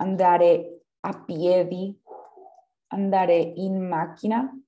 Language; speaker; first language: Italian; non-native, fluent; Spanish